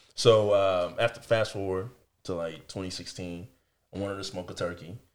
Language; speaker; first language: English; early bilingual, other home language; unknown